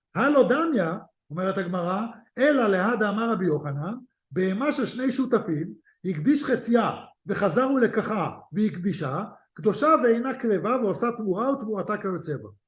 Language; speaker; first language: Hebrew; native; Hebrew